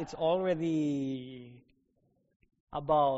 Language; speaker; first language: English; non-native, local second language; Filipino